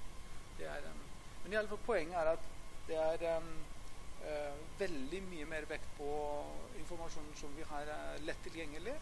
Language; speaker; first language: Norwegian; non-native, fluent; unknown